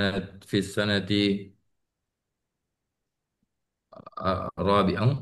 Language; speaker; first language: Arabic; non-native, learner; Indonesian